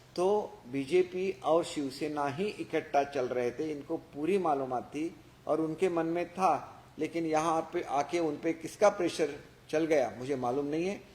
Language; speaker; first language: Hindi; non-native, local second language; Marathi